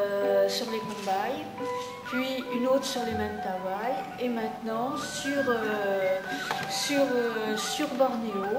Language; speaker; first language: French; native; French